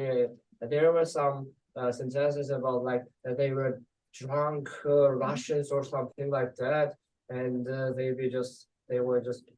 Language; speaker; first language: English; non-native, learner; Georgian